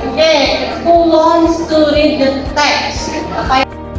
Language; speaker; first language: English; non-native, learner; Indonesian